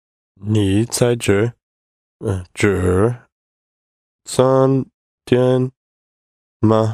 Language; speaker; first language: Chinese; non-native, learner; English